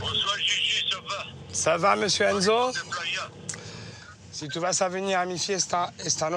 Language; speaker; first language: French; native; French